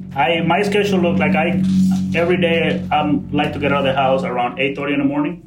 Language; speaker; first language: English; non-native, fluent; Spanish